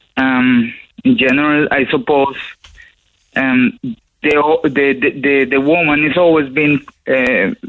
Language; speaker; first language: English; non-native, fluent; Spanish